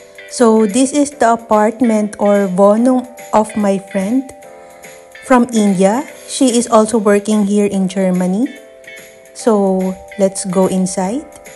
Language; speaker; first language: English; non-native, local second language; Filipino